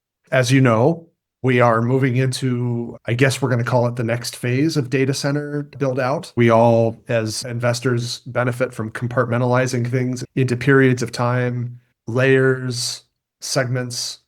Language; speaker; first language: English; native; English